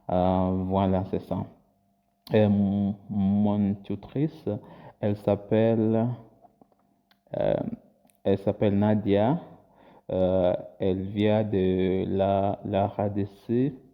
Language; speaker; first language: French; non-native, learner; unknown